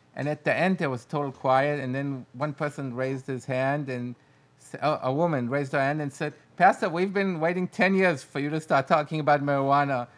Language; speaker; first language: English; non-native, fluent; Hebrew